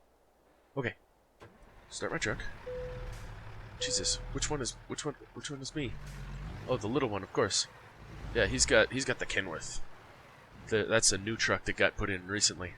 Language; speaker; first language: English; native; English